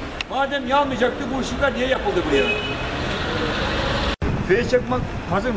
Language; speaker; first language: Turkish; native; Turkish